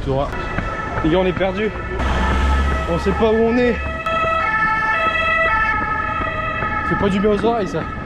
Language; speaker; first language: French; native; French